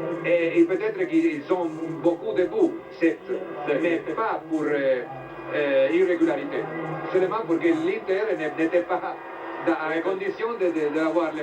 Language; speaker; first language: French; non-native, fluent; Italian